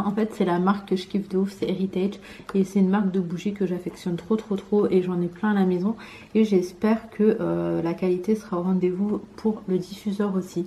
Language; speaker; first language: French; native; French